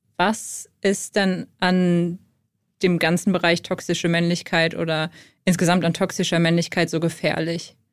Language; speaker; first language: German; native; German